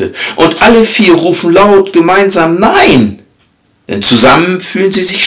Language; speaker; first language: German; native; German